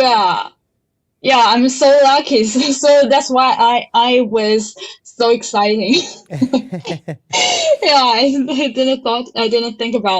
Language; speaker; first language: English; non-native, learner; Chinese